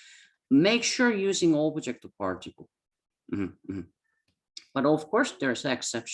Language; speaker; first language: English; non-native, fluent; Korean